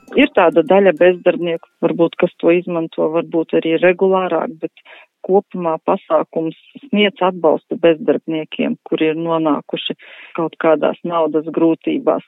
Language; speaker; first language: Latvian; native; Latvian